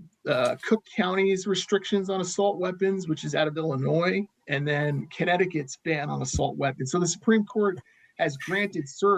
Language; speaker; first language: English; native; English